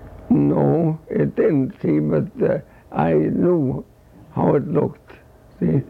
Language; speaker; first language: English; non-native, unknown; Swedish